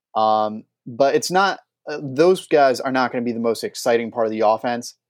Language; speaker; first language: English; native; English